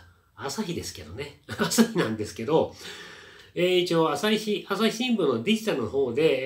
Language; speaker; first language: Japanese; native; Japanese